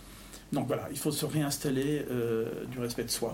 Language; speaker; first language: French; native; French